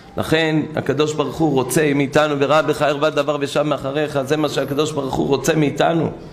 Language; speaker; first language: Hebrew; native; Hebrew